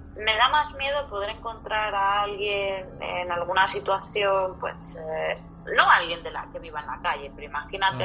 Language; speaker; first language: Spanish; native; Spanish